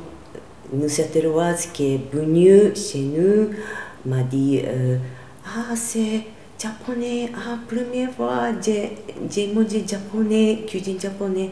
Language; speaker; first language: French; non-native, learner; Japanese